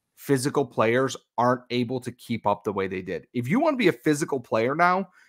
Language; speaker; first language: English; native; English